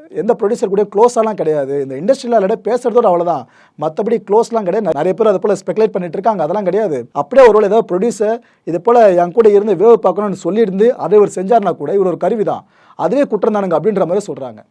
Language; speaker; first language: Tamil; native; Tamil